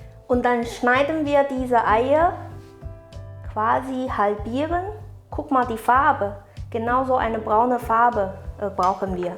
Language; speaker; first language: German; non-native, fluent; Chinese